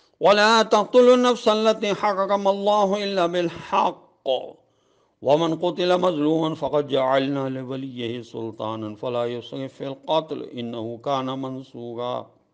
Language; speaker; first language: Arabic; non-native, fluent; Urdu